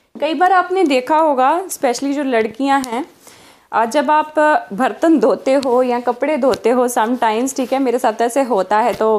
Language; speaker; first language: Hindi; non-native, local second language; Punjabi